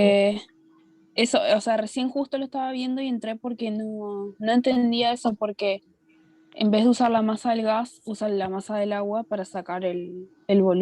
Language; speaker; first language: Spanish; native; Spanish